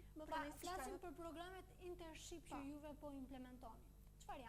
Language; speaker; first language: Albanian; native; Albanian